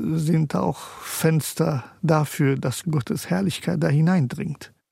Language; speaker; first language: German; early bilingual, other home language; Persian